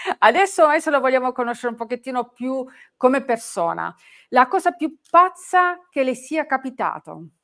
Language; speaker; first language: Italian; native; Italian